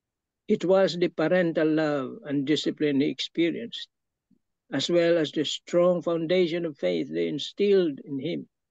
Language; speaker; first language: English; non-native, local second language; Filipino